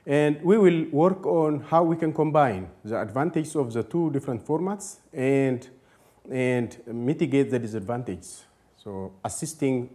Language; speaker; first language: English; non-native, fluent; Amharic